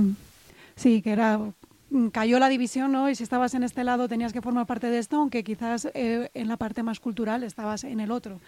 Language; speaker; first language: Spanish; native; Spanish